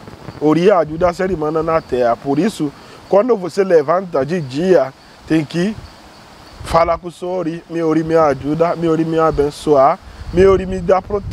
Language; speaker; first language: Portuguese; non-native, learner; Yoruba